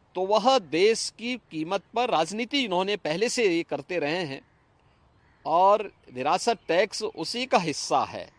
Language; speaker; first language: Hindi; native; Hindi